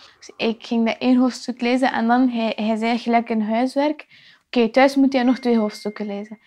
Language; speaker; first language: Dutch; non-native, fluent; Persian